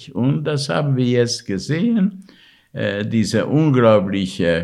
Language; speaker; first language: German; non-native, fluent; Hungarian